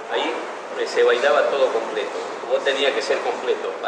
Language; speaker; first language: Spanish; native; Spanish